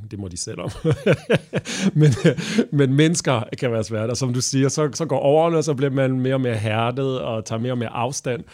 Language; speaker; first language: Danish; non-native, fluent; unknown